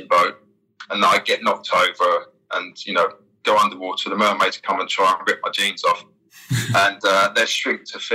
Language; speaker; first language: English; native; English